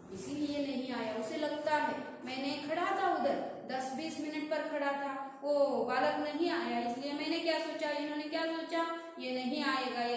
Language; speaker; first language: Hindi; non-native, local second language; Kannada